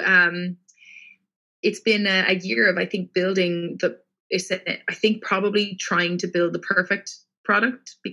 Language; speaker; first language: English; native; English